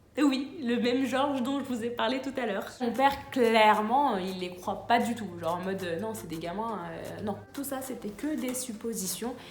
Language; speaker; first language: French; early bilingual, other home language; Arabic